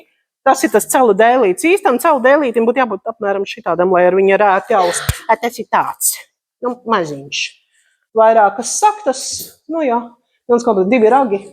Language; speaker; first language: Latvian; native; Latvian